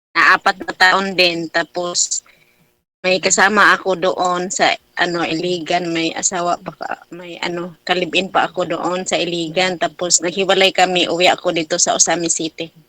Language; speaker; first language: Filipino; non-native, local second language; Cebuano